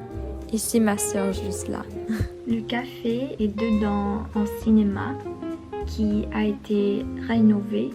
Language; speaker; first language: French; non-native, learner; Spanish